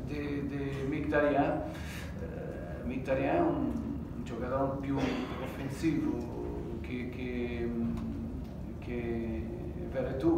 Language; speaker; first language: Italian; non-native, fluent; Portuguese